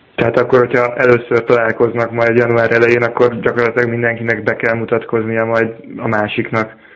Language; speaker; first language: Hungarian; native; Hungarian